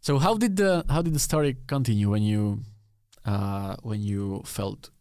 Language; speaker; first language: English; non-native, learner; Czech